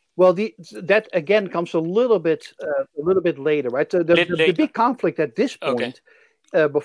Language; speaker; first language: English; non-native, fluent; Dutch